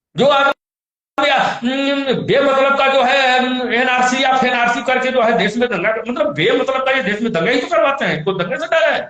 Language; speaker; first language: Hindi; native; Hindi